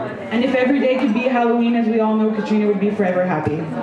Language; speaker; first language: English; native; English